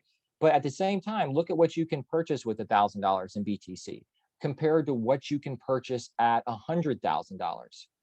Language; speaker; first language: English; native; English